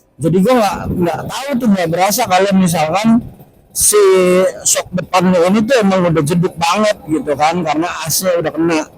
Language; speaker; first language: Indonesian; native; Indonesian